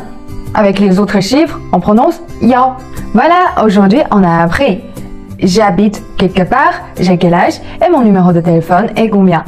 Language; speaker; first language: French; non-native, fluent; Chinese